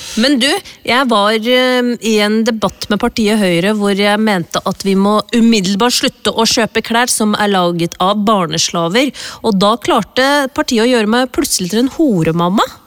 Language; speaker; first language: Norwegian; early bilingual, other home language; Urdu